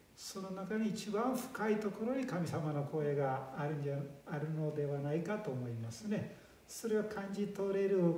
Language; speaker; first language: Japanese; non-native, fluent; Malayalam